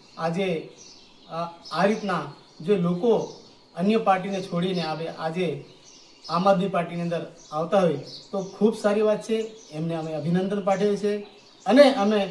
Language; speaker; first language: Gujarati; native; Gujarati